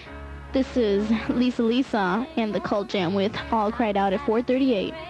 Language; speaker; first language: English; native; English